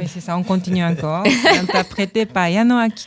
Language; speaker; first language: French; non-native, fluent; Japanese